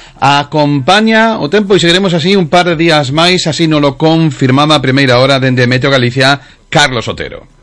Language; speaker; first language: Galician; non-native, local second language; Spanish